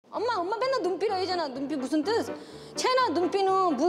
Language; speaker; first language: Korean; non-native, fluent; Nepali